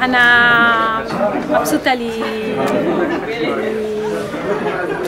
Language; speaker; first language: Arabic; non-native, learner; Italian